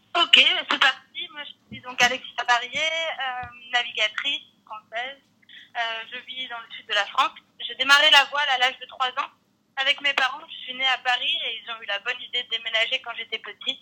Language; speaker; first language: French; native; French